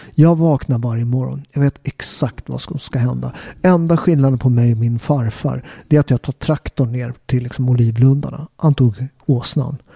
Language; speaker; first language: Swedish; early bilingual, other home language; Italian